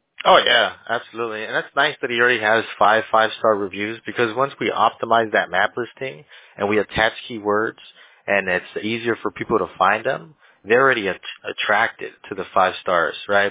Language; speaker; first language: English; early bilingual, other home language; Spanish